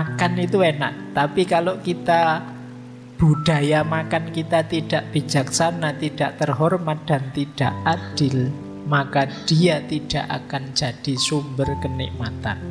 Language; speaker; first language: Indonesian; native; Indonesian